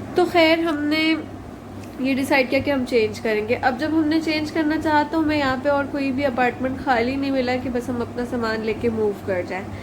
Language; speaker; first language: Urdu; native; Urdu